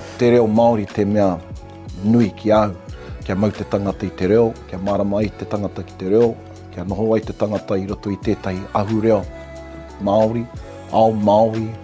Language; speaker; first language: Māori; native; Māori